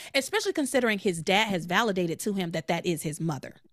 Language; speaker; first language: English; native; English